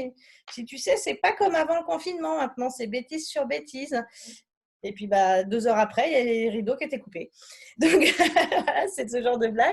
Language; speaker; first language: French; native; French